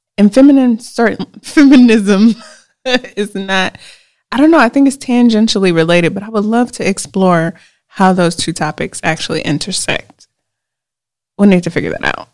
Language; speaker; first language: English; native; English